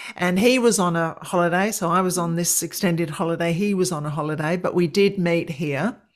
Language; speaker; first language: English; native; English